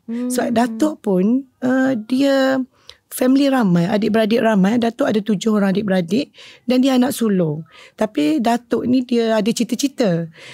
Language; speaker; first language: Malay; native; Malay